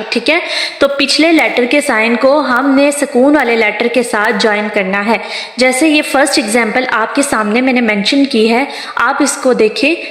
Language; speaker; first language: Urdu; non-native, local second language; Punjabi